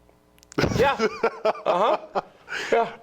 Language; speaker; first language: English; native; English